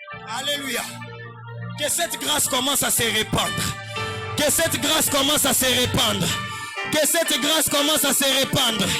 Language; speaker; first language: French; non-native, local second language; Lingala